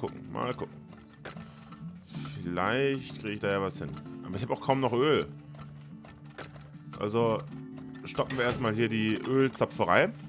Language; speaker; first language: German; native; German